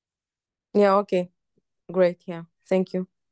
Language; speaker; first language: English; non-native, fluent; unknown